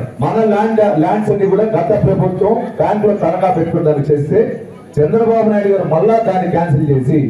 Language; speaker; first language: Telugu; native; Telugu